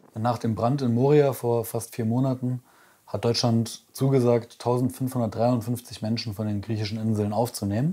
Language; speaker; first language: German; native; German